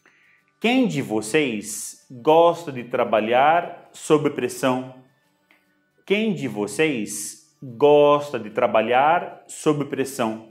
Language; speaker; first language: Portuguese; non-native, fluent; Arabic